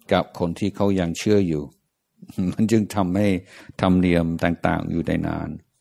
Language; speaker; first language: Thai; non-native, fluent; English